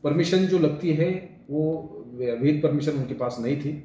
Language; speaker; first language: Hindi; non-native, local second language; Marathi